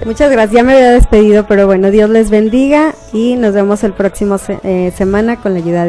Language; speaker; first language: Spanish; native; Spanish